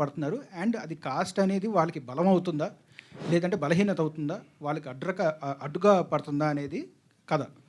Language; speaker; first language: Telugu; native; Telugu